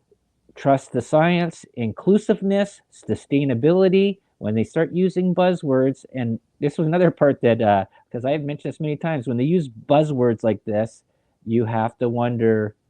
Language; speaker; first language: English; native; English